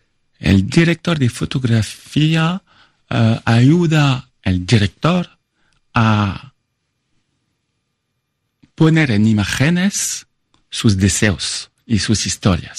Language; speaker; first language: Spanish; non-native, fluent; French